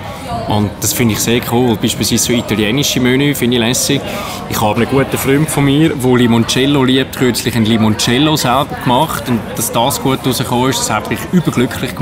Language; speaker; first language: German; native; German